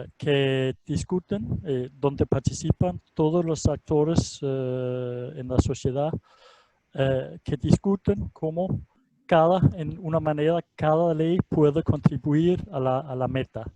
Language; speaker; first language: Spanish; non-native, fluent; Danish